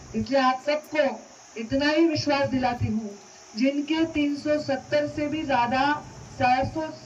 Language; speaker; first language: Hindi; non-native, local second language; Marathi